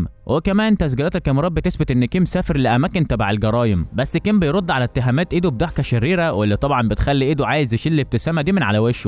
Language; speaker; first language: Arabic; native; Arabic